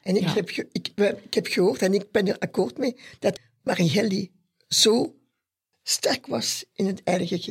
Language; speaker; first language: Dutch; non-native, local second language; French